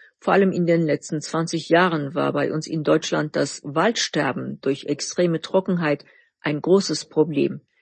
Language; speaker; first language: German; non-native, fluent; Turkish